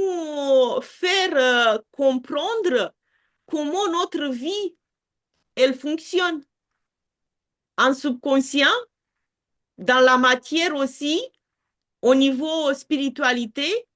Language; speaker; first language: French; non-native, fluent; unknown